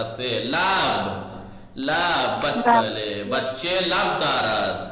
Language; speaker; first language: Persian; non-native, fluent; Urdu